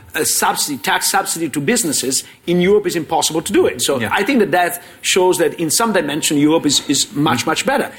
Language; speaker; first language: English; non-native, fluent; Italian